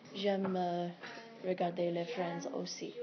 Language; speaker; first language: French; non-native, learner; English